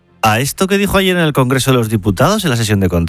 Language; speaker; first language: Spanish; native; Spanish